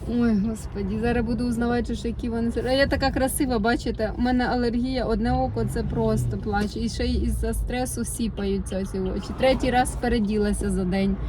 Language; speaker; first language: Ukrainian; non-native, local second language; Russian